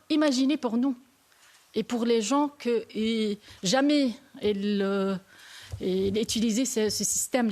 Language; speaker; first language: French; non-native, learner; Arabic